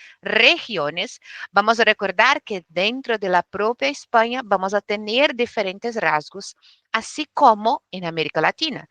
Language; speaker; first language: Spanish; non-native, fluent; Portuguese